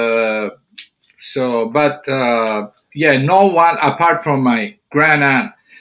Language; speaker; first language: English; non-native, fluent; Italian